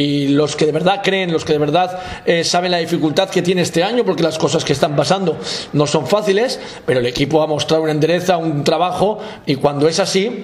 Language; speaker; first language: Spanish; native; Spanish